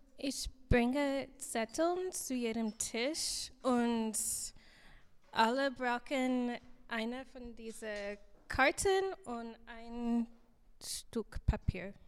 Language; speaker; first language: German; non-native, learner; English